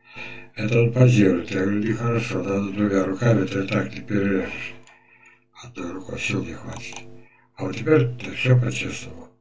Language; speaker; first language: Russian; native; Russian